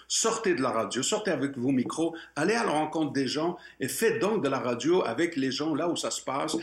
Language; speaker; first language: French; non-native, local second language; Arabic